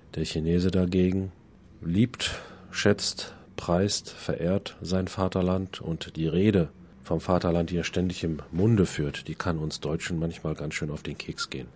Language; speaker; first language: German; native; German